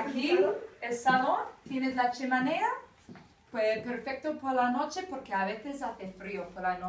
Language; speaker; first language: Spanish; non-native, fluent; English